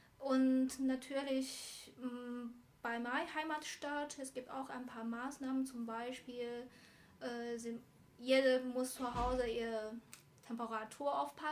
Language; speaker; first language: German; non-native, learner; Chinese